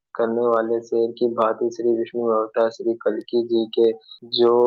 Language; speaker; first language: Hindi; native; Hindi